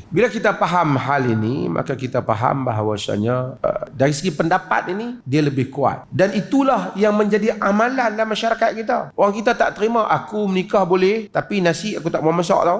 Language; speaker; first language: Malay; native; Malay